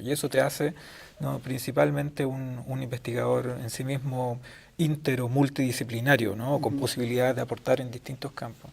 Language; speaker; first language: Spanish; native; Spanish